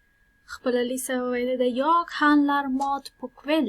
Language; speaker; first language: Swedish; non-native, fluent; Pashto